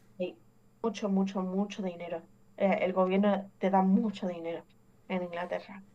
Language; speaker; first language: Spanish; early bilingual, other home language; English